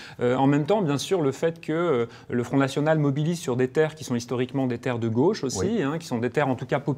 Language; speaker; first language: French; native; French